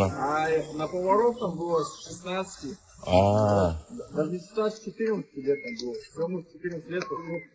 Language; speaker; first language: Russian; native; Russian